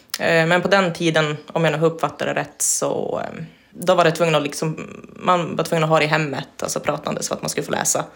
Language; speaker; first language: Swedish; native; Swedish